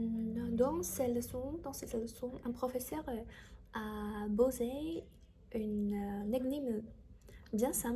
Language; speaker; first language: French; non-native, learner; Chinese